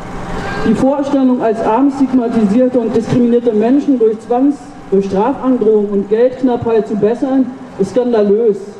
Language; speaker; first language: German; native; German